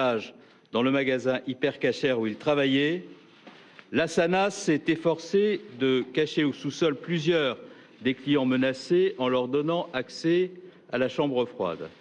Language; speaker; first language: French; native; French